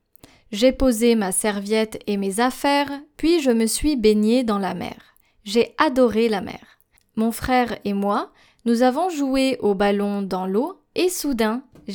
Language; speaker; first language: French; non-native, fluent; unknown